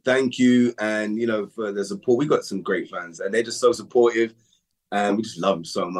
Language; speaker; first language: English; native; English